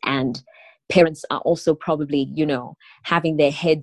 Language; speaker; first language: English; non-native, local second language; Tswana